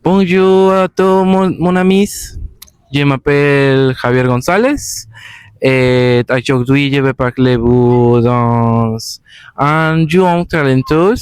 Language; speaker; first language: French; non-native, learner; Spanish